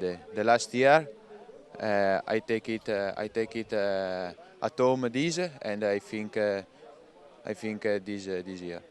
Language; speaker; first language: English; non-native, learner; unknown